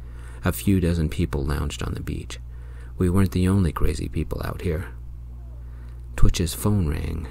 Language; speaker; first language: English; native; English